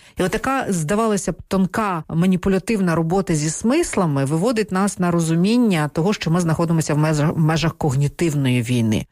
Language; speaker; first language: Ukrainian; non-native, local second language; Russian